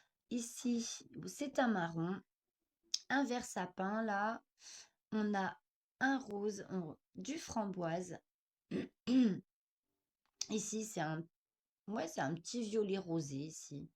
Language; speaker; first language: French; native; French